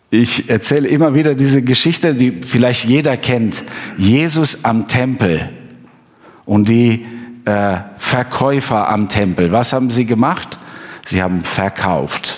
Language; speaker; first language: German; non-native, fluent; Albanian